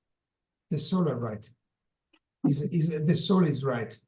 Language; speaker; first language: English; non-native, learner; Italian